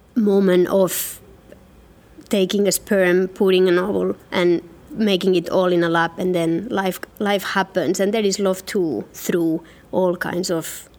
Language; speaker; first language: English; non-native, fluent; Catalan